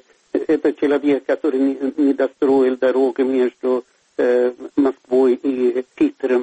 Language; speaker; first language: Russian; non-native, fluent; Swedish